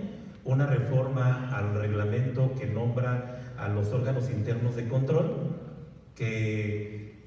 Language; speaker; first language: Spanish; native; Spanish